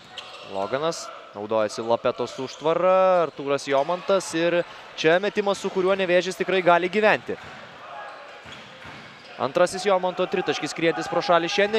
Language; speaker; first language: Lithuanian; native; Lithuanian